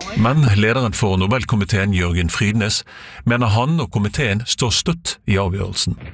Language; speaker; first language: Norwegian; native; Norwegian